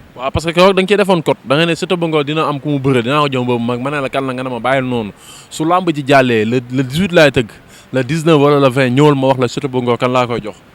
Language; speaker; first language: Wolof; native; Wolof